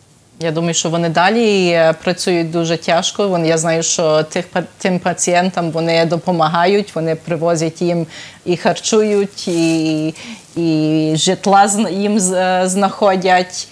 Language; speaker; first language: Ukrainian; early bilingual, heritage; Ukrainian